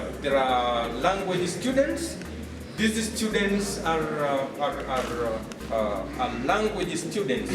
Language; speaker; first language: English; non-native, local second language; Swahili